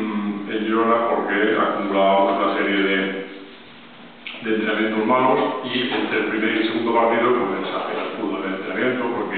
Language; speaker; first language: Spanish; native; Spanish